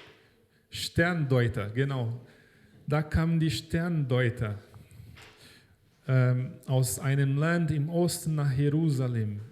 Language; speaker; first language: German; non-native, fluent; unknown